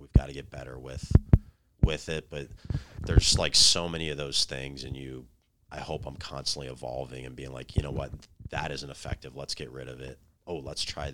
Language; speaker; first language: English; native; English